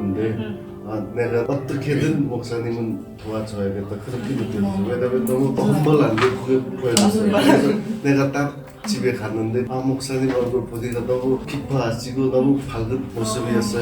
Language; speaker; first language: Korean; non-native, fluent; Nepali